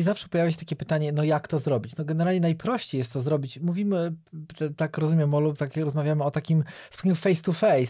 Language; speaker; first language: Polish; native; Polish